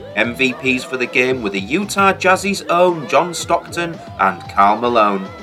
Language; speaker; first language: English; native; English